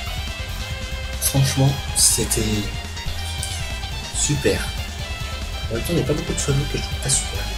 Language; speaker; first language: French; native; French